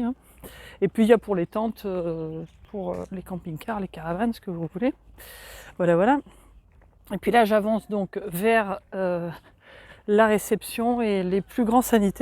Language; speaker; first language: French; native; French